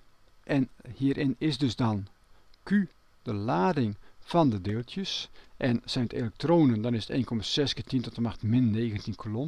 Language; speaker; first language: Dutch; native; Dutch